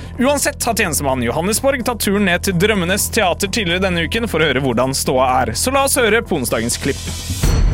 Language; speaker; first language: Norwegian; native; Norwegian